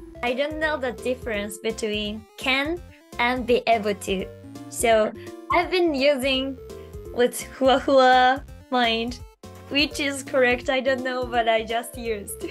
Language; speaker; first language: English; non-native, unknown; Japanese